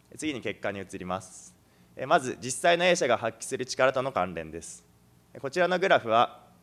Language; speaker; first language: Japanese; native; Japanese